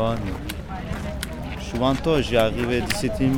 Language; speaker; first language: French; non-native, learner; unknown